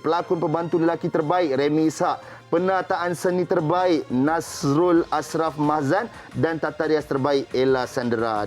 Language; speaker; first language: Malay; native; Malay